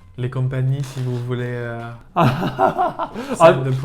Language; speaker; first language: French; native; French